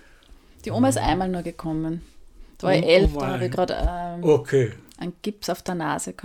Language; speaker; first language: German; early bilingual, other home language; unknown